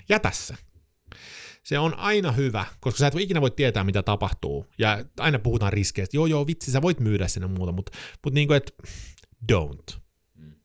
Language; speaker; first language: Finnish; early bilingual, heritage; Finnish